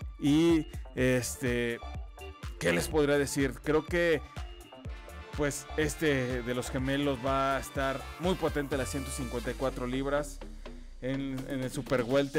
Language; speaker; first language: Spanish; native; Spanish